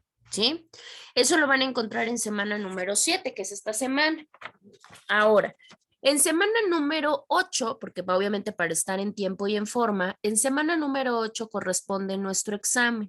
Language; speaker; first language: Spanish; native; Spanish